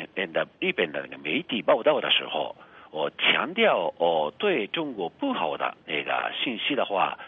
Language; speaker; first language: Chinese; non-native, fluent; Japanese